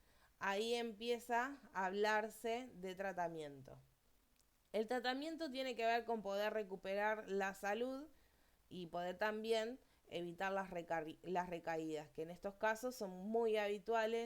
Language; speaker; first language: Spanish; native; Spanish